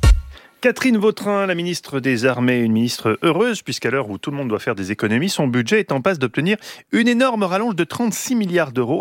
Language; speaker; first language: French; native; French